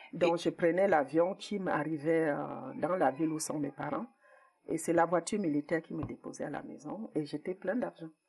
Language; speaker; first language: French; non-native, local second language; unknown